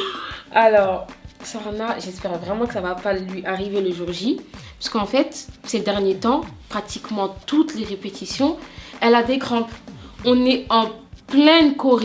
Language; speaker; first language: French; native; French